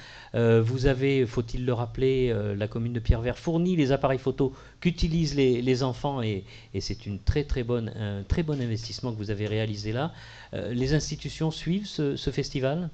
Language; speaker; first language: French; native; French